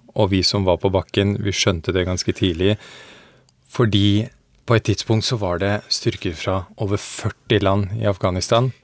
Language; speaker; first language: Norwegian; early bilingual, other home language; Persian